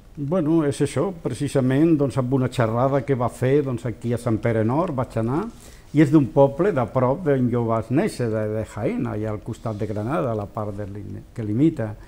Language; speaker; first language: Catalan; non-native, local second language; Spanish